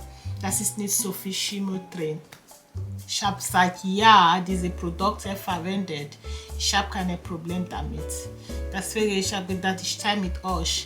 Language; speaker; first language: German; non-native, learner; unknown